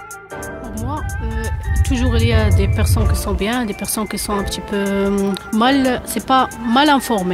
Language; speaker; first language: French; non-native, fluent; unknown